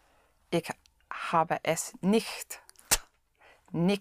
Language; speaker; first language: German; non-native, learner; English